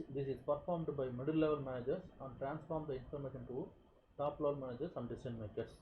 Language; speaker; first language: English; non-native, local second language; Tamil